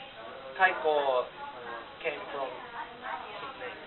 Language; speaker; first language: English; non-native, learner; Japanese